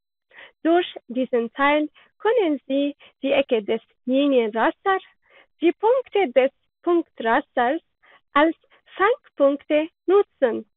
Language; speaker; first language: German; non-native, learner; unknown